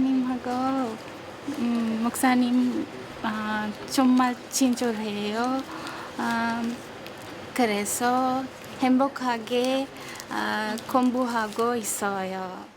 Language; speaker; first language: Korean; non-native, learner; Vietnamese